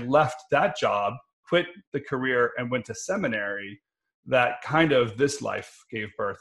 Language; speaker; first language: English; native; English